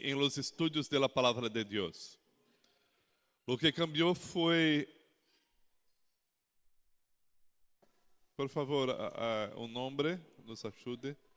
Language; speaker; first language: Spanish; non-native, learner; Portuguese